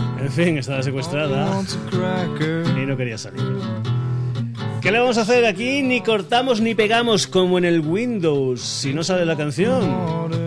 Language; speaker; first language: Spanish; native; Spanish